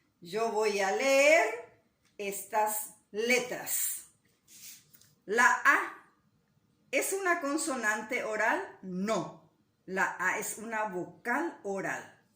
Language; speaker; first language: Spanish; native; Spanish